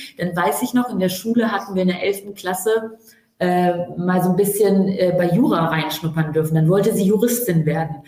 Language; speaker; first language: German; early bilingual, other home language; Turkish